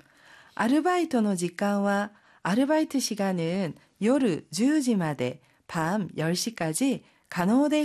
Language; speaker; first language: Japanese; non-native, fluent; Korean